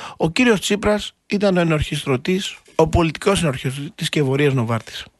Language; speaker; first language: Greek; native; Greek